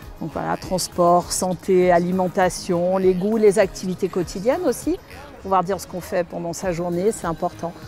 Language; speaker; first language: French; native; French